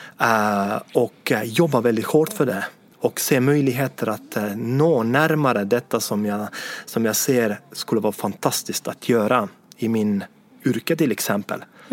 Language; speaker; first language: Swedish; non-native, fluent; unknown